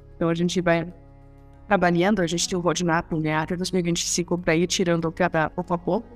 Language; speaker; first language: Portuguese; non-native, fluent; French